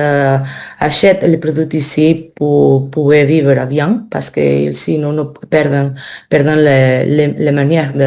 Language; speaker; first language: French; non-native, learner; Spanish